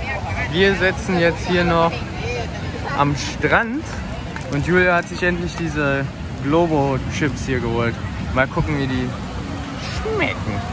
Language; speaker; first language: German; native; German